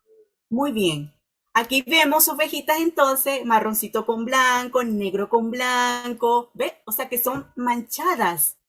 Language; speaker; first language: Spanish; native; Spanish